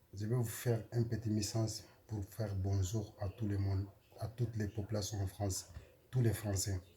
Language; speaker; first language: French; non-native, learner; Soninke